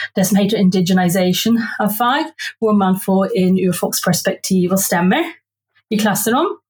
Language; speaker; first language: Norwegian; non-native, fluent; English